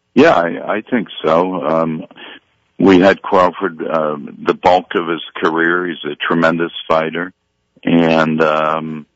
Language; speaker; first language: English; native; English